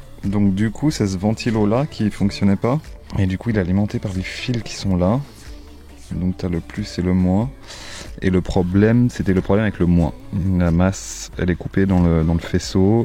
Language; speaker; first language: French; native; French